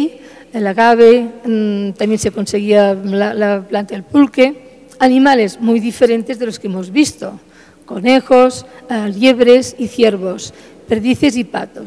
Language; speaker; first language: Spanish; native; Spanish